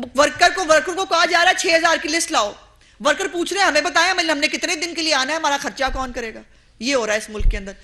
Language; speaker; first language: Urdu; non-native, local second language; Punjabi